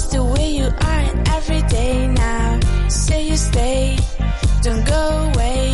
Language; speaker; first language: English; native; English